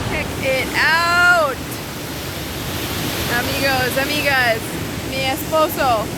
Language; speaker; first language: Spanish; non-native, learner; English